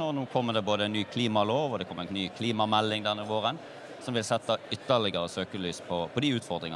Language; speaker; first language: Norwegian; native; Norwegian